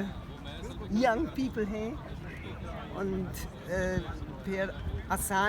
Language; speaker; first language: Hindi; non-native, learner; German